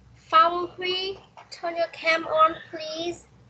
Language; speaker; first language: English; non-native, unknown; Vietnamese